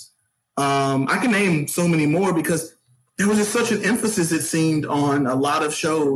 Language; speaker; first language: English; native; English